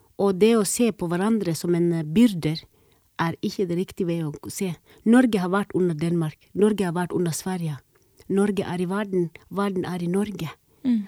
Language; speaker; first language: Norwegian; non-native, fluent; Somali